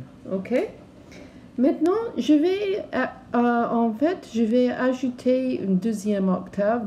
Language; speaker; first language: French; non-native, learner; English